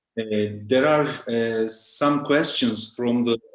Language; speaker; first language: English; non-native, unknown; Turkish